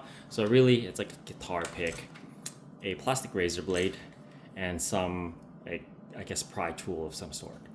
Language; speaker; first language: English; native; English